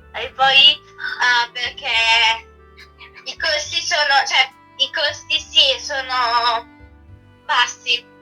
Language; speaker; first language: Italian; native; Italian